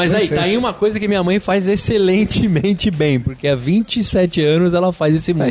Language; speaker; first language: Portuguese; native; Portuguese